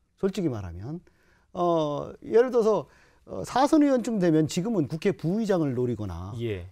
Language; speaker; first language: Korean; native; Korean